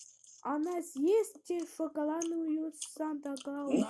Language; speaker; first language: Russian; early bilingual, heritage; Russian